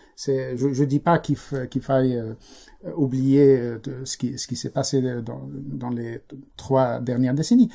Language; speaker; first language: French; non-native, local second language; Arabic